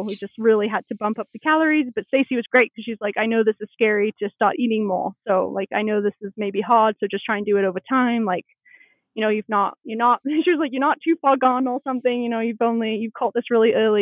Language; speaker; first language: English; native; English